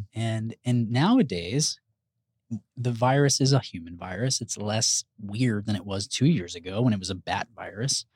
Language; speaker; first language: English; early bilingual, other home language; Spanish